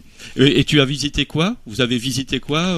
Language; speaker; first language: French; native; French